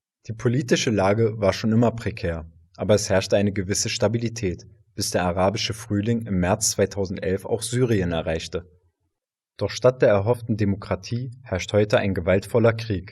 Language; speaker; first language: German; native; German